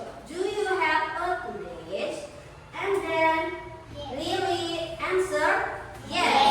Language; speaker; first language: English; non-native, learner; Indonesian